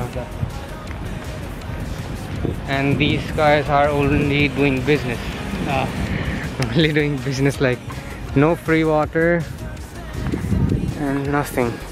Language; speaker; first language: English; non-native, local second language; Hindi